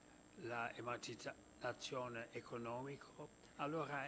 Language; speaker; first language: Italian; non-native, fluent; Dutch